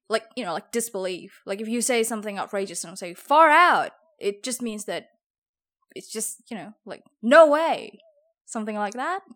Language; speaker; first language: English; non-native, fluent; Javanese